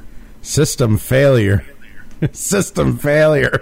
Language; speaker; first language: English; native; English